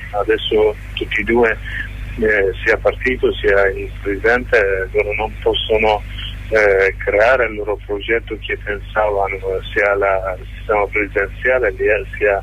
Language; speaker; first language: Italian; non-native, learner; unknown